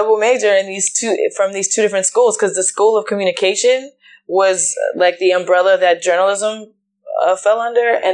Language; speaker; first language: English; native; English